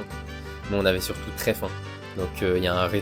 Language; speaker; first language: French; native; French